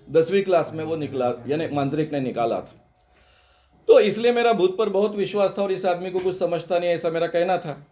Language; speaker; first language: Hindi; non-native, local second language; Marathi